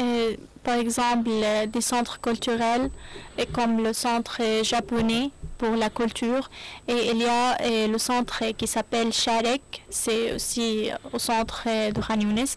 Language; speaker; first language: French; non-native, learner; Arabic